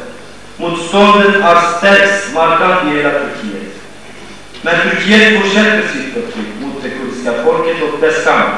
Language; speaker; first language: Swedish; non-native, fluent; Kurdish